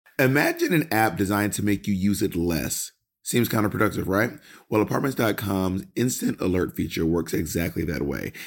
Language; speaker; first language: English; native; English